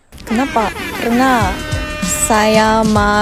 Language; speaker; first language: Indonesian; non-native, learner; Japanese